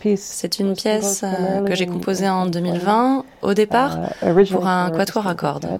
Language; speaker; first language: French; native; French